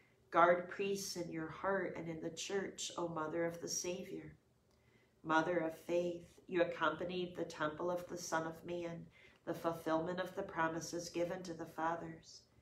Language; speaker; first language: English; native; English